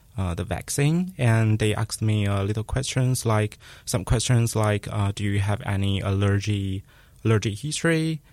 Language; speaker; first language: English; non-native, fluent; Chinese